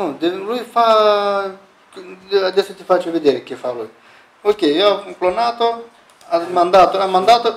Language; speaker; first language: Italian; non-native, learner; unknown